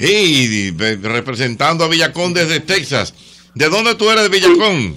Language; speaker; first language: Spanish; native; Spanish